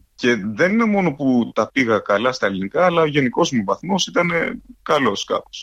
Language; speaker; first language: Greek; early bilingual, heritage; Greek